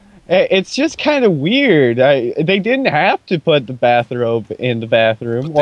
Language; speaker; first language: English; native; English